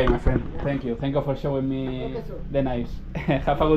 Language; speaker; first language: English; non-native, learner; Spanish